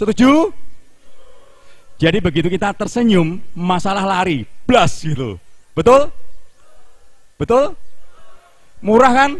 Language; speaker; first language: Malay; non-native, local second language; Javanese